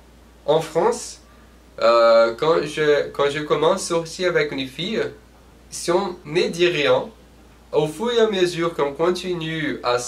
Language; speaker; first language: French; non-native, fluent; Portuguese